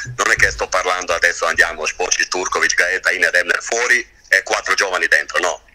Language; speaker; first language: Italian; non-native, fluent; Croatian